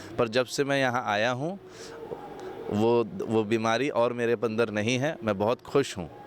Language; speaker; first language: Hindi; native; Hindi